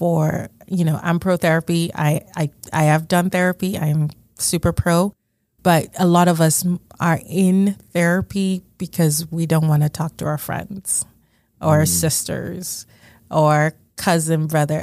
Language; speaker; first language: English; early bilingual, other home language; Yoruba